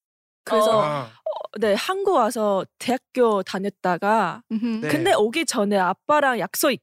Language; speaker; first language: Korean; non-native, fluent; Chinese